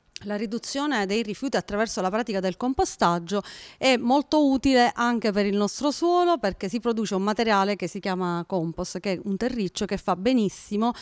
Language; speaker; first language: Italian; native; Italian